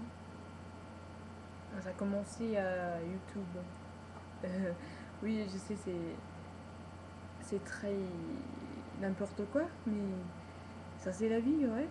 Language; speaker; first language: French; non-native, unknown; English